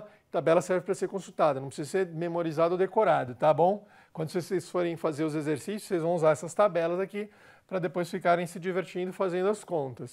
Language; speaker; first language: Portuguese; native; Portuguese